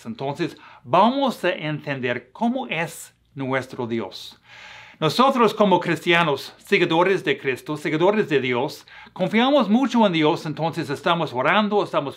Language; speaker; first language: Spanish; non-native, fluent; English